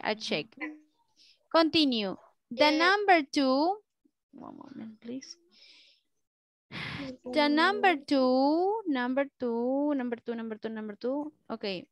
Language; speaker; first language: English; non-native, fluent; Spanish